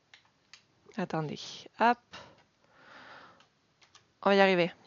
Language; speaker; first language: French; native; French